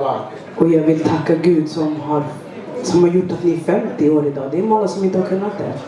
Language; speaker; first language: Swedish; early bilingual, other home language; Rundi